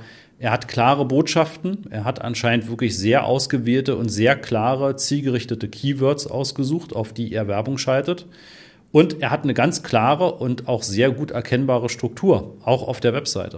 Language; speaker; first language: German; native; German